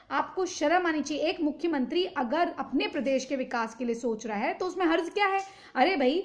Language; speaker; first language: Hindi; native; Hindi